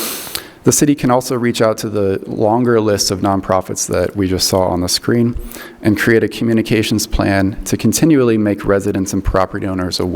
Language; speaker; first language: English; native; English